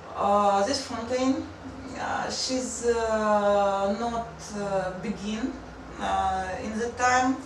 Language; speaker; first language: English; non-native, learner; Russian